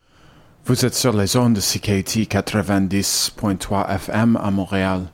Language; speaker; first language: French; non-native, learner; English